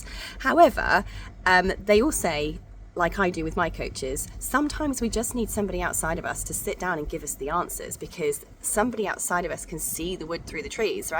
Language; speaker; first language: English; native; English